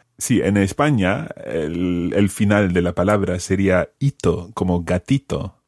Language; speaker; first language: Spanish; non-native, fluent; English